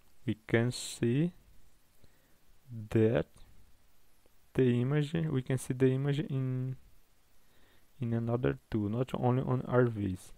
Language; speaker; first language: English; non-native, fluent; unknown